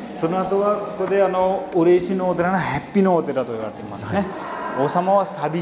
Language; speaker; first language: Japanese; non-native, fluent; Hindi